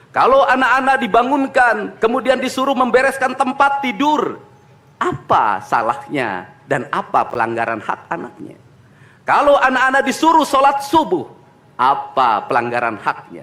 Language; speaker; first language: Indonesian; native; Indonesian